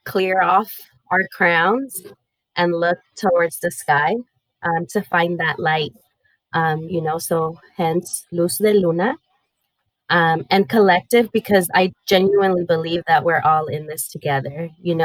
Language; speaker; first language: English; early bilingual, other home language; Spanish